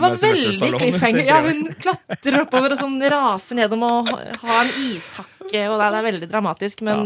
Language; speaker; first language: Norwegian; native; Norwegian